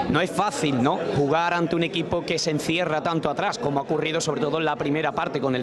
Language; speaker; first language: Spanish; native; Spanish